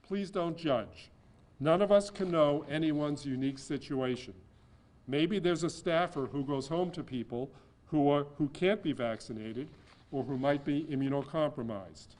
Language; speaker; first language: English; native; English